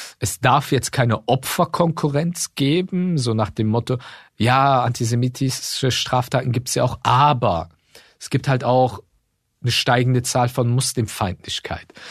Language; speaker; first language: German; early bilingual, other home language; Turkish